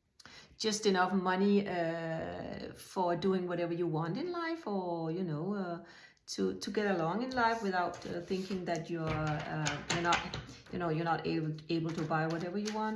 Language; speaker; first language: English; non-native, fluent; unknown